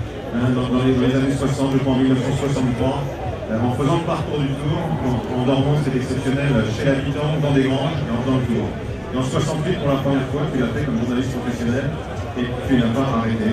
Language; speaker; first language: French; native; French